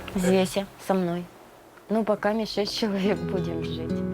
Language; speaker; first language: Russian; native; Russian